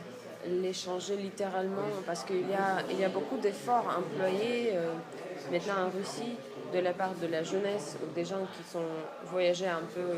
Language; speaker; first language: French; non-native, fluent; Russian